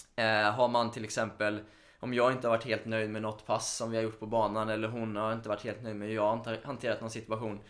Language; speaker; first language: Swedish; native; Swedish